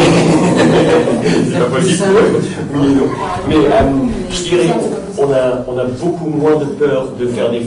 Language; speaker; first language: French; non-native, fluent; English